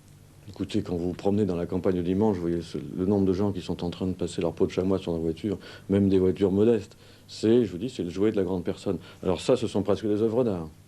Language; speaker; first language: French; native; French